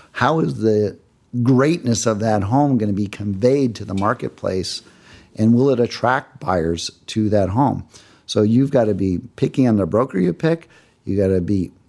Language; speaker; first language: English; native; English